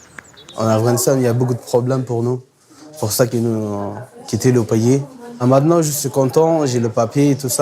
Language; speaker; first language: French; non-native, learner; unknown